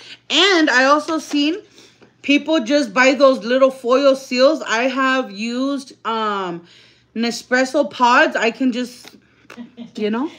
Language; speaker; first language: English; early bilingual, other home language; Spanish